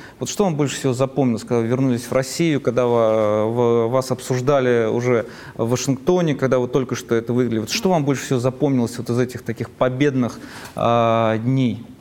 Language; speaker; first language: Russian; native; Russian